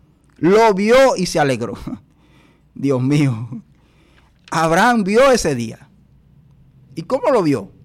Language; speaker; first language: Spanish; native; Spanish